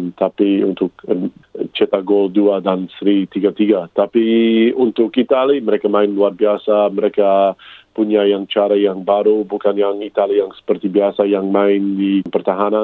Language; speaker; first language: Indonesian; non-native, fluent; English